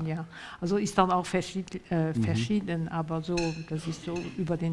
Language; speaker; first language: German; non-native, local second language; Luxembourgish